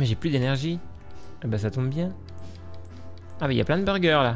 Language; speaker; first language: French; native; French